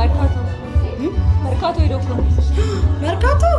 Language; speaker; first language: Korean; non-native, fluent; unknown